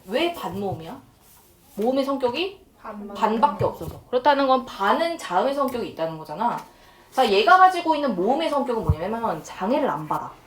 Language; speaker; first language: Korean; native; Korean